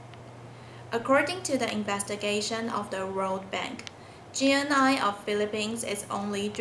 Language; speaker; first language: English; non-native, learner; Chinese